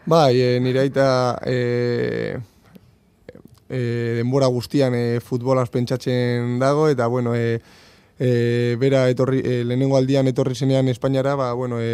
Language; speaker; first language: Basque; non-native, local second language; Spanish